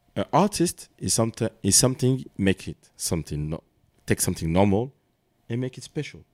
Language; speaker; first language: English; non-native, learner; French